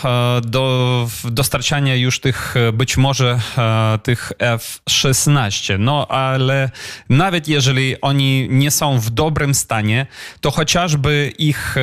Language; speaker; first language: Polish; non-native, fluent; Ukrainian